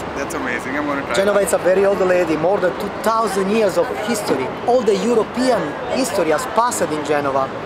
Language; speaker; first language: English; non-native, learner; Italian